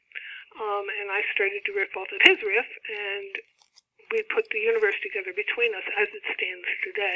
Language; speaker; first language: English; native; English